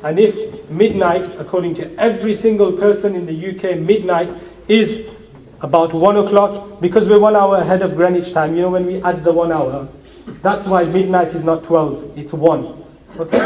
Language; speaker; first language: English; early bilingual, other home language; Urdu